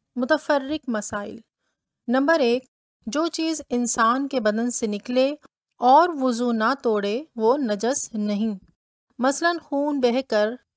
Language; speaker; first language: Hindi; native; Hindi